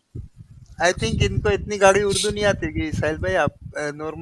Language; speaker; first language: Hindi; native; Hindi